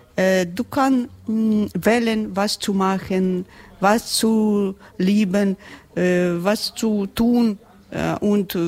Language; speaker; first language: German; non-native, learner; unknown